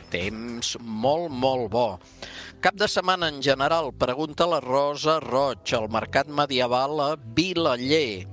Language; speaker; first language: Catalan; native; Catalan